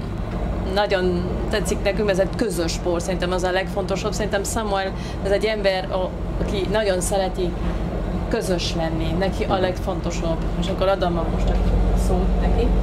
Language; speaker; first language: Hungarian; non-native, learner; French